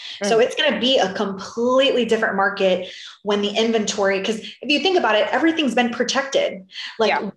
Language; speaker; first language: English; native; English